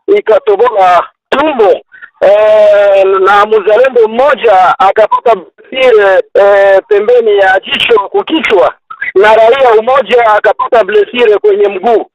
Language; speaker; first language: Swahili; native; Swahili